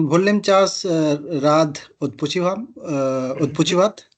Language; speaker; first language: Czech; non-native, learner; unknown